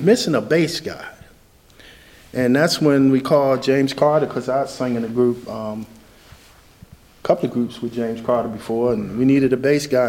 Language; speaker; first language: English; native; English